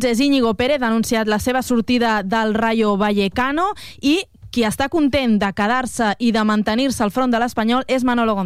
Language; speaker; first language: Catalan; native; Catalan